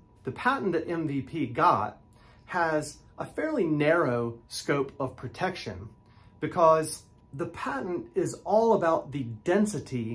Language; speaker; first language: English; native; English